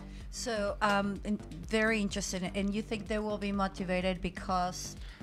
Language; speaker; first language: English; non-native, fluent; Spanish